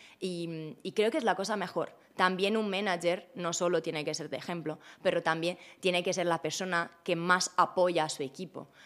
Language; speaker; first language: Spanish; non-native, fluent; Italian